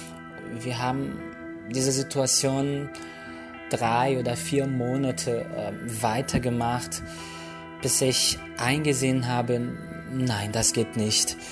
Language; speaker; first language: German; non-native, fluent; Portuguese